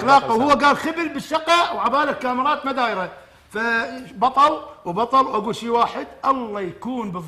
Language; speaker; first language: Arabic; native; Arabic